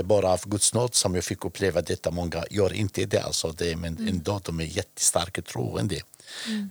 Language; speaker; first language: Swedish; non-native, fluent; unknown